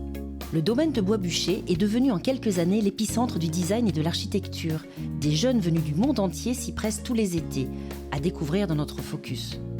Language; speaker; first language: French; native; French